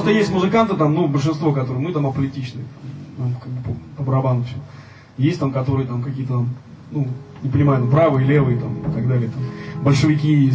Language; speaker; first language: Russian; native; Russian